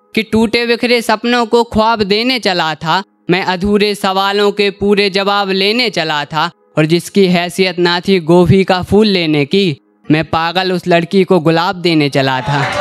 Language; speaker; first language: Hindi; native; Hindi